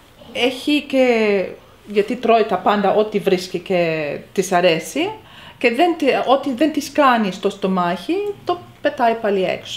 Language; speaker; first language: Greek; non-native, fluent; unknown